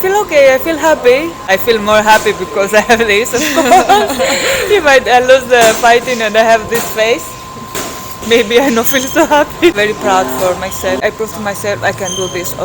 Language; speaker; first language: English; non-native, fluent; Greek